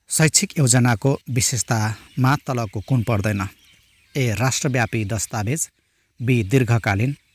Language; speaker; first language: Nepali; non-native, local second language; Rana Tharu